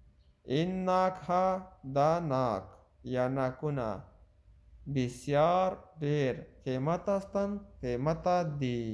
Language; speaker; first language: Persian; non-native, local second language; Pashto